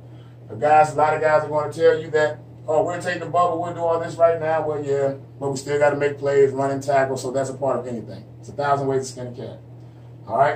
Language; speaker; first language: English; native; English